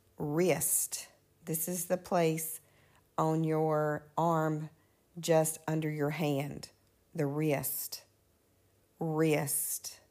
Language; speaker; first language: English; native; English